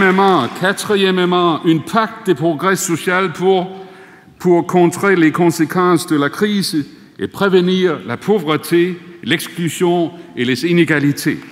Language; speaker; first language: French; non-native, fluent; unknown